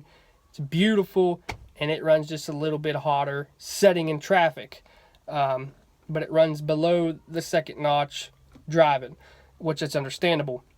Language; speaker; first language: English; native; English